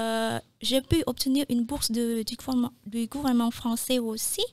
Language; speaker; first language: French; non-native, fluent; Khmer